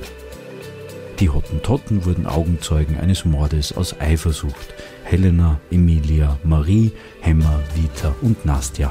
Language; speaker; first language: German; native; German